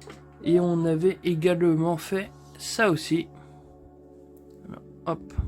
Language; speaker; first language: French; native; French